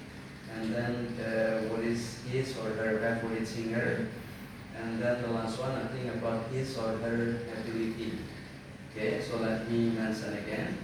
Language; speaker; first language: English; non-native, fluent; Indonesian